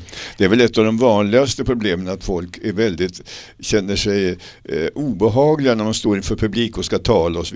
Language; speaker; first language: Swedish; native; Swedish